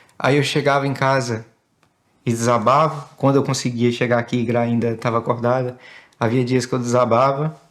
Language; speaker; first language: Portuguese; native; Portuguese